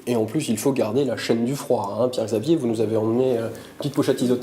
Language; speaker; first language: French; native; French